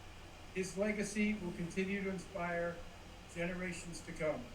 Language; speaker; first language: English; native; English